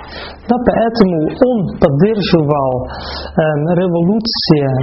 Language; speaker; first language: Russian; non-native, fluent; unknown